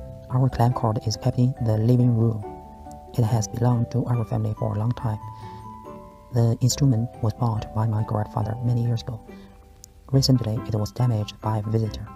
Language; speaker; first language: English; non-native, learner; Chinese